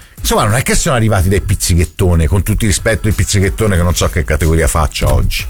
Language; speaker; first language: Italian; native; Italian